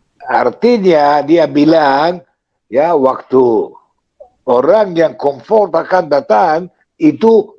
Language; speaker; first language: Indonesian; non-native, fluent; Hebrew